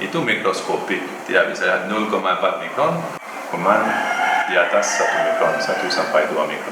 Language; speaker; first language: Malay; non-native, learner; Dutch